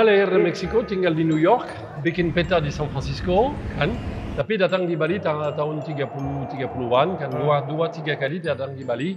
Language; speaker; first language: Indonesian; non-native, fluent; French